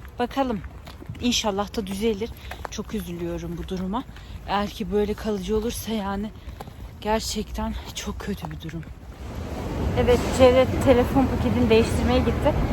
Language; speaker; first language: Turkish; early bilingual, heritage; Turkish